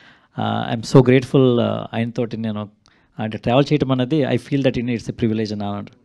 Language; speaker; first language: Telugu; native; Telugu